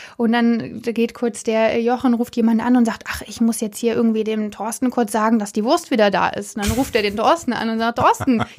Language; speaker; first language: German; native; German